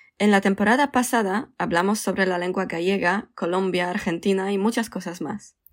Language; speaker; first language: Spanish; non-native, fluent; Polish